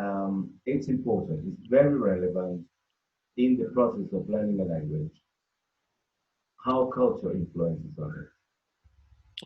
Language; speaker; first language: English; non-native, fluent; Spanish